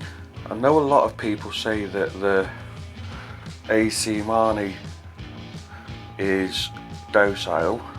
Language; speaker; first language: English; native; English